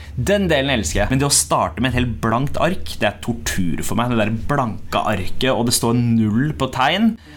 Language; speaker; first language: Norwegian; early bilingual, other home language; Punjabi